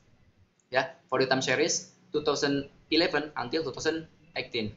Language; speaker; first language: English; non-native, learner; Indonesian